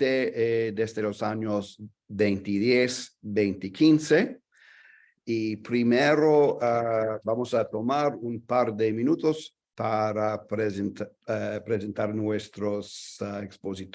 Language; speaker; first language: Spanish; non-native, fluent; English